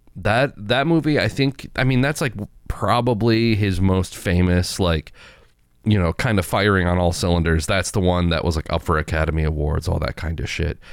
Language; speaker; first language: English; native; English